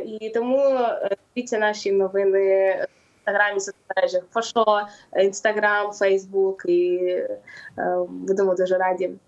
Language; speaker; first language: Ukrainian; non-native, local second language; Russian